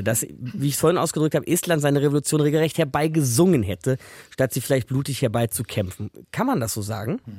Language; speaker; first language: German; native; German